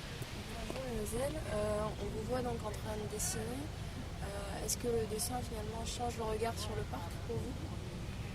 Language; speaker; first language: French; native; French